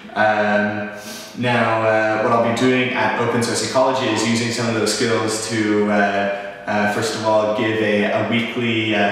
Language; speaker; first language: English; native; English